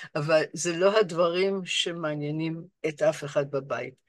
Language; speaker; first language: Hebrew; non-native, fluent; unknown